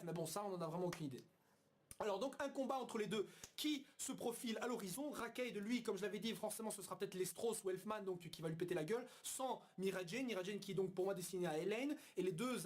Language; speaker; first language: French; native; French